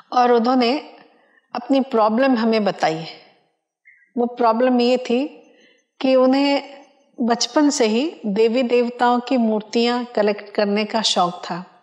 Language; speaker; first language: Hindi; non-native, local second language; Odia